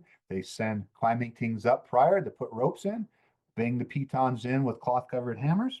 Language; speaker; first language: English; native; English